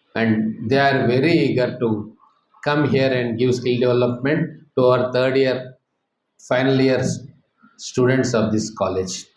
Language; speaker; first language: English; non-native, local second language; Telugu